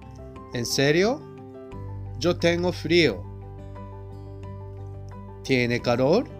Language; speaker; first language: Spanish; non-native, fluent; Japanese